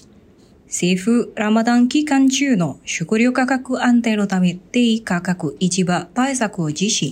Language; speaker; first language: Japanese; non-native, fluent; Indonesian